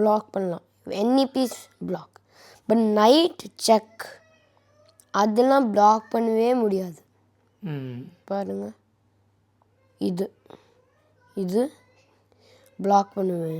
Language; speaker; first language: Tamil; early bilingual, heritage; Tamil